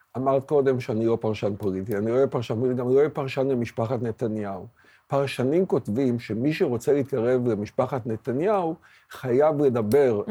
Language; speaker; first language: Hebrew; native; Hebrew